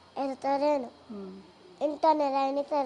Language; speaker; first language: Telugu; native; Telugu